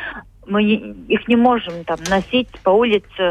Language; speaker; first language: Russian; non-native, local second language; Latvian